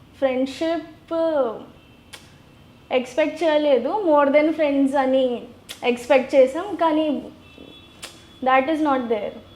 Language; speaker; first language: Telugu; non-native, local second language; Gujarati